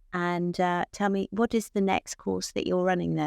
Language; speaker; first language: English; native; English